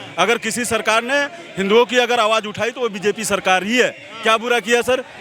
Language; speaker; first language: Hindi; native; Hindi